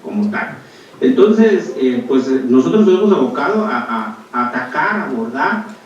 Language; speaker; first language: Spanish; native; Spanish